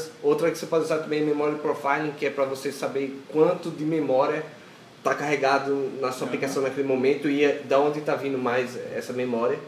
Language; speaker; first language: Portuguese; native; Portuguese